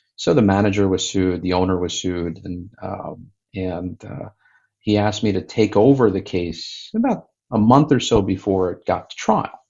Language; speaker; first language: English; native; English